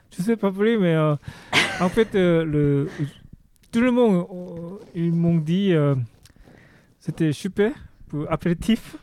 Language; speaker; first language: French; non-native, learner; Korean